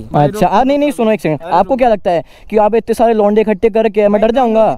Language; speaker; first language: Hindi; native; Hindi